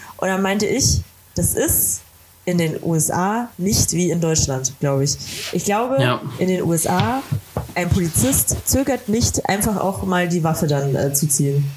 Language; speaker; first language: German; native; German